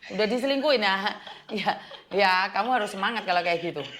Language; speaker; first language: Indonesian; native; Indonesian